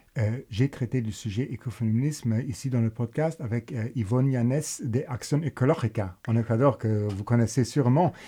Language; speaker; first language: French; non-native, local second language; Luxembourgish